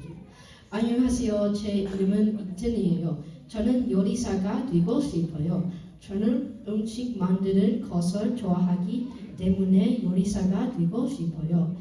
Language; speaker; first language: Korean; early bilingual, heritage; English